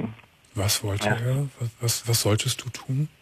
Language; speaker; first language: German; native; German